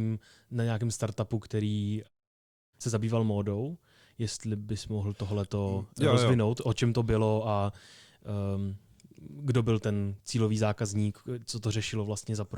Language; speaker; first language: Czech; native; Czech